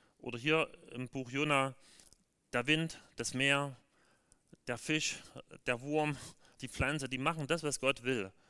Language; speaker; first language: German; native; German